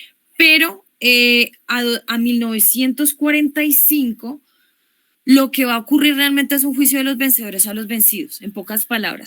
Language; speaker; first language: Spanish; native; Spanish